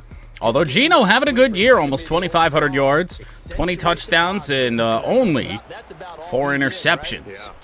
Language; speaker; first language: English; native; English